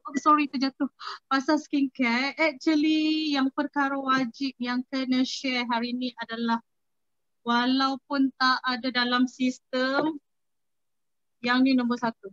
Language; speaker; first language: Malay; native; Malay